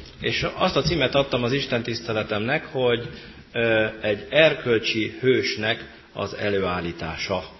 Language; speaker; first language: Hungarian; native; Hungarian